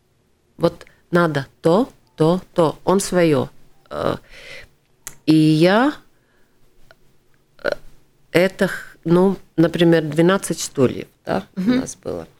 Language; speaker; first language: Russian; non-native, local second language; Latvian